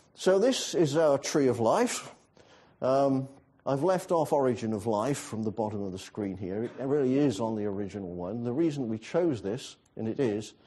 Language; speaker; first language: English; native; English